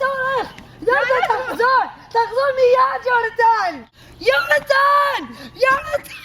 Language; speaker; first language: Hebrew; non-native, learner; English